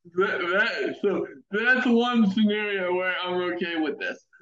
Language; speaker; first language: English; native; English